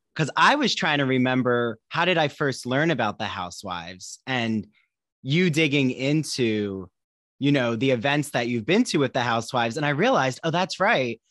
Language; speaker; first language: English; native; English